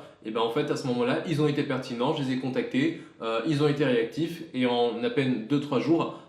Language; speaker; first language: French; native; French